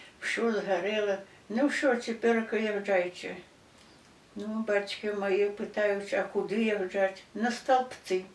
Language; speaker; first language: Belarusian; native; Belarusian